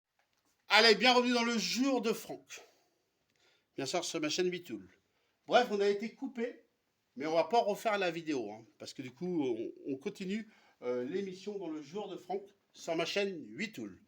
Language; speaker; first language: French; native; French